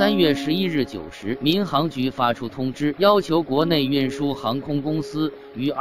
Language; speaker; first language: Chinese; native; Chinese